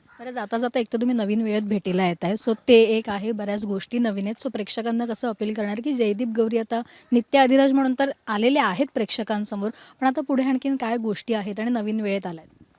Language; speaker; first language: Marathi; native; Marathi